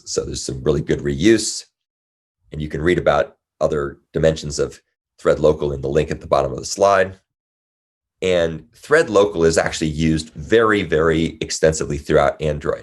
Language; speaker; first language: English; native; English